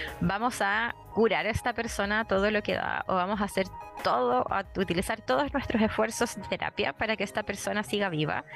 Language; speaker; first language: Spanish; native; Spanish